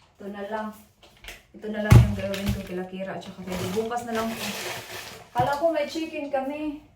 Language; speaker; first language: Filipino; non-native, local second language; Cebuano